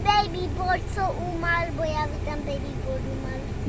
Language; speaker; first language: Polish; early bilingual, heritage; Polish